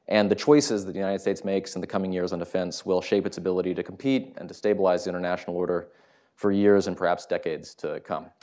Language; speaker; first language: English; native; English